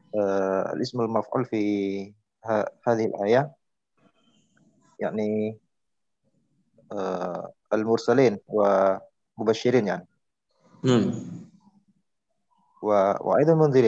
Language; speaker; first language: Arabic; non-native, fluent; Indonesian